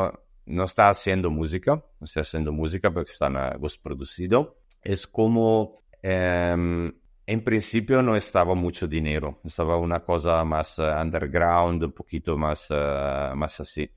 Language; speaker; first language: Spanish; non-native, learner; Italian